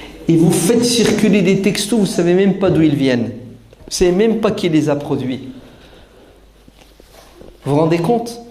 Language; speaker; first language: French; native; French